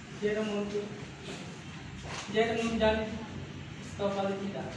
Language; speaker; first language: Korean; non-native, learner; Filipino